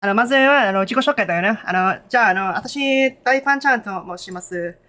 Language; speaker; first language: Japanese; non-native, learner; English